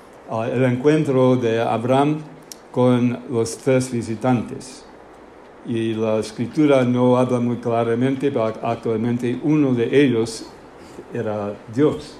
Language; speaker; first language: Spanish; non-native, fluent; English